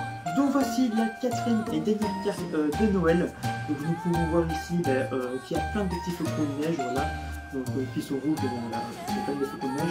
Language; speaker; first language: French; native; French